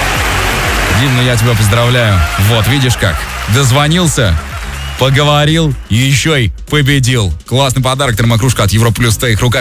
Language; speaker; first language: Russian; native; Russian